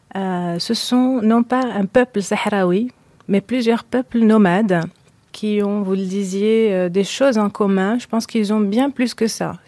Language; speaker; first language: French; non-native, local second language; Arabic